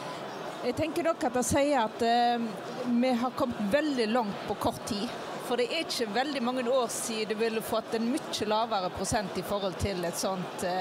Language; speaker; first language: Norwegian; native; Norwegian